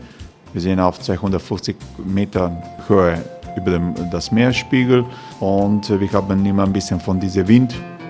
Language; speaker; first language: German; non-native, fluent; Croatian